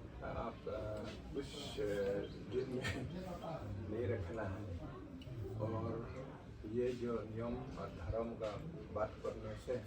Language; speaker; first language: Hindi; non-native, local second language; Khasi